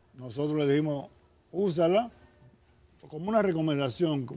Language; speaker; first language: Spanish; native; Spanish